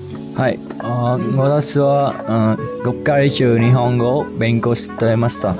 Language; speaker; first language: Japanese; non-native, learner; Vietnamese